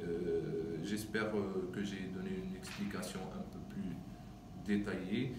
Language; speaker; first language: French; non-native, local second language; Arabic